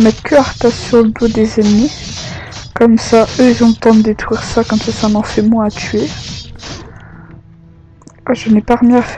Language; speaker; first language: French; native; French